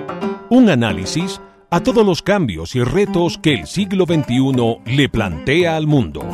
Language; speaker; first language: Spanish; native; Spanish